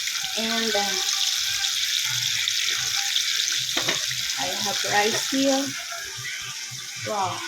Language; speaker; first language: English; non-native, local second language; Filipino